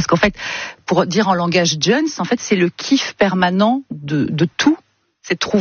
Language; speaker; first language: French; native; French